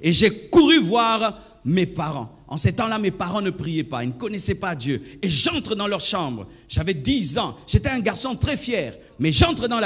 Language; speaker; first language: French; non-native, local second language; Swahili